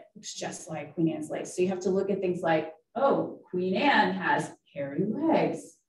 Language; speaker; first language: English; native; English